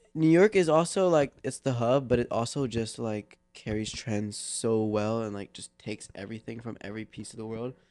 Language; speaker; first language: English; native; English